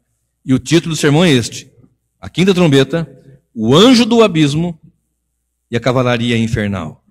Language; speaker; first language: Portuguese; native; Portuguese